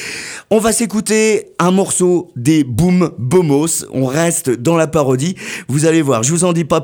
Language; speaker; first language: French; native; French